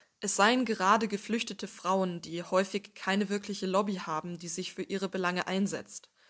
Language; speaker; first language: German; native; German